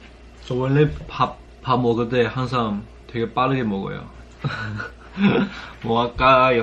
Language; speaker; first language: Korean; non-native, fluent; Chinese